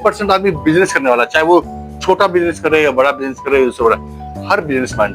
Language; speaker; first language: Hindi; native; Hindi